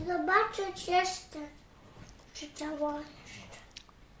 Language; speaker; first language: Polish; early bilingual, heritage; Polish